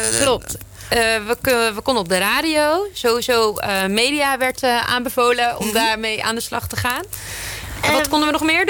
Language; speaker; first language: Dutch; native; Dutch